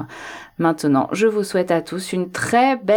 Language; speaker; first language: French; native; French